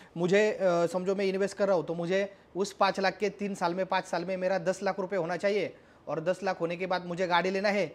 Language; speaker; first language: Hindi; non-native, local second language; Marathi